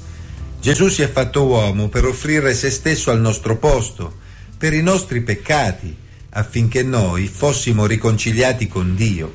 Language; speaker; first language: Italian; native; Italian